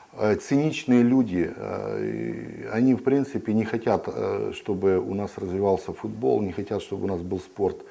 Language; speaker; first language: Russian; native; Russian